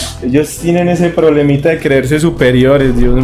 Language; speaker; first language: Spanish; native; Spanish